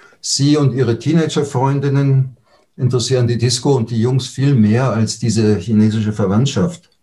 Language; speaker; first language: German; native; German